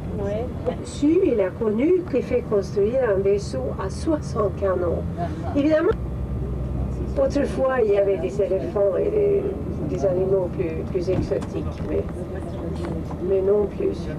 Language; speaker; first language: French; non-native, fluent; Swedish